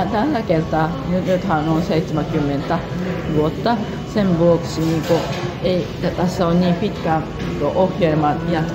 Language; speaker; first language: Finnish; non-native, fluent; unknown